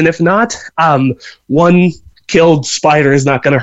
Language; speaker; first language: English; native; English